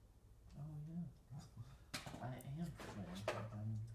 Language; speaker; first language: English; native; English